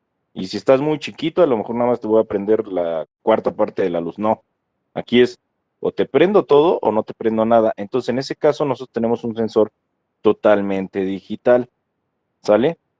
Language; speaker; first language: Spanish; native; Spanish